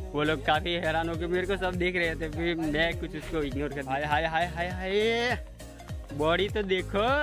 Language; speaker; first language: Hindi; non-native, local second language; Gujarati